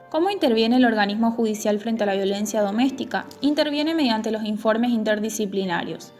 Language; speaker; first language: Spanish; native; Spanish